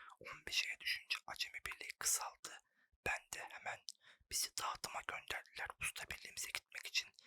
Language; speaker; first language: Turkish; native; Turkish